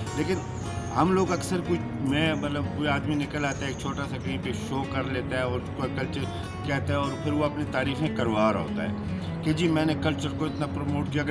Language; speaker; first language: Urdu; non-native, local second language; Pashto